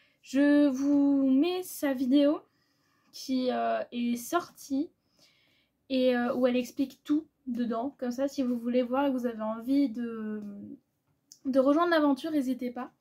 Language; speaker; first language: French; native; French